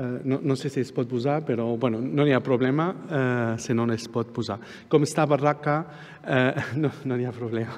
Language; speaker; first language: Catalan; non-native, fluent; Arabic